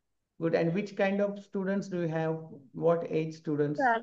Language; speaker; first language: English; non-native, local second language; Marathi